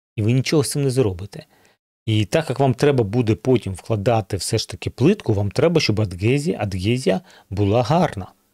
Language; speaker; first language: Ukrainian; non-native, local second language; Russian